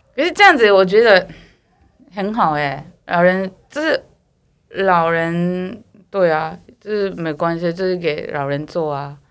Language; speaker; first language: Chinese; non-native, fluent; Japanese